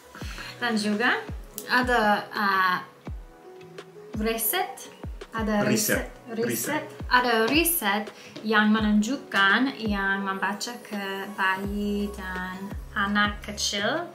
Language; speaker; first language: Indonesian; non-native, learner; English